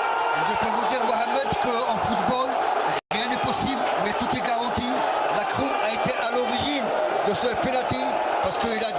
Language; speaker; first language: French; non-native, local second language; Arabic